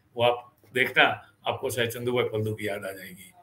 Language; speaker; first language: Hindi; non-native, local second language; Gujarati